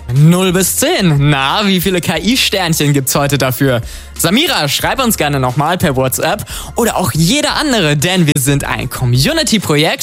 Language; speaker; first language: German; native; German